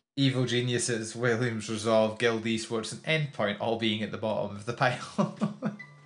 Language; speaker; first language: English; native; English